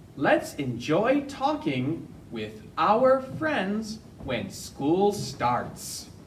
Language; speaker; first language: English; native; English